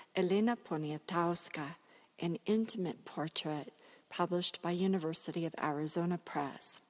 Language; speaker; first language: English; native; English